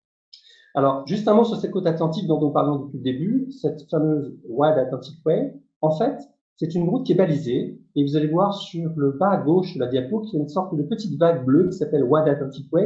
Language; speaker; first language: French; native; French